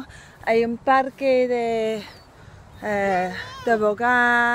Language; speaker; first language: Spanish; non-native, fluent; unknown